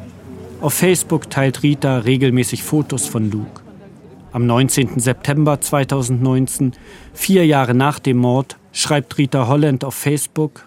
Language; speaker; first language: German; native; German